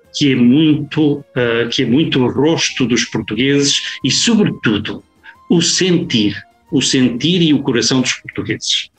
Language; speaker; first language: Portuguese; native; Portuguese